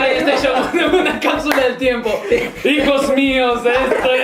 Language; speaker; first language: Spanish; native; Spanish